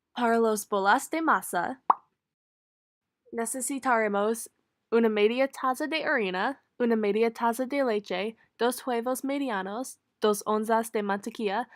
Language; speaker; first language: Spanish; non-native, learner; English